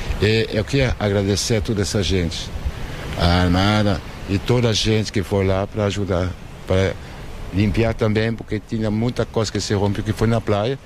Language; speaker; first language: Portuguese; non-native, learner; French